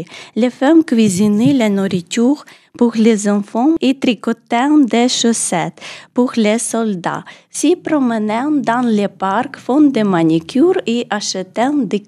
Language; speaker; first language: French; non-native, learner; Ukrainian